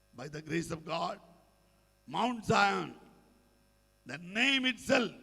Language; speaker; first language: English; non-native, local second language; Malayalam